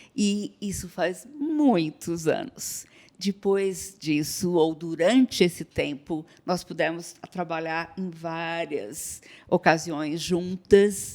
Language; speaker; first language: Portuguese; native; Portuguese